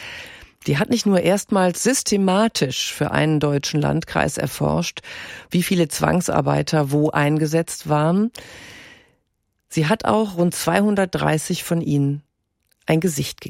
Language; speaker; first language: German; native; German